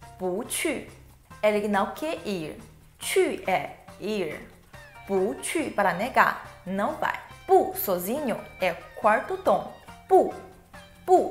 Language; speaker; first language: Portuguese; non-native, fluent; Chinese